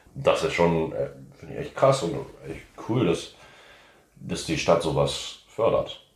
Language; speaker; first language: German; early bilingual, heritage; English